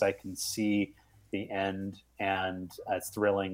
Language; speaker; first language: English; native; English